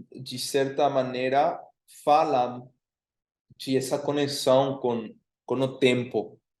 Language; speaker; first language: Portuguese; non-native, fluent; Spanish